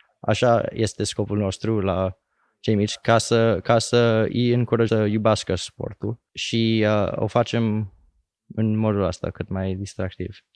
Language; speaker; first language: Romanian; early bilingual, heritage; Romanian